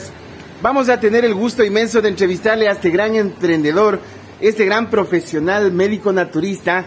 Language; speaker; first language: Spanish; native; Spanish